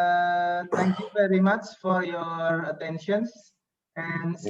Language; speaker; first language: English; non-native, fluent; Indonesian